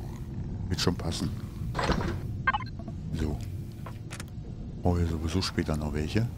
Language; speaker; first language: German; native; German